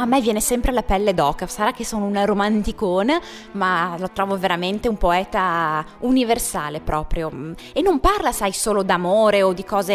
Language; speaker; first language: Italian; native; Italian